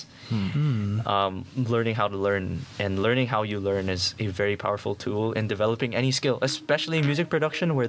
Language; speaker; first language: English; non-native, local second language; Filipino